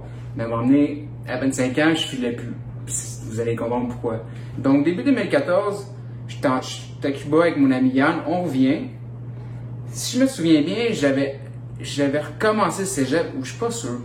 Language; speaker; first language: French; native; French